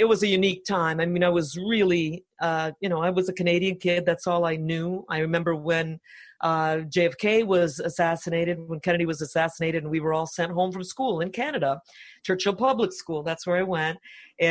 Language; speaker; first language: English; early bilingual, other home language; Finnish